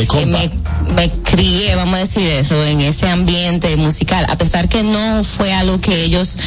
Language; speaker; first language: Spanish; early bilingual, heritage; Spanish